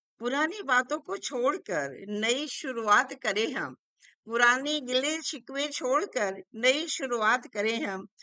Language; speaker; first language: Hindi; native; Hindi